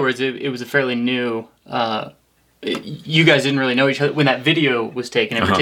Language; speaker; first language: English; native; English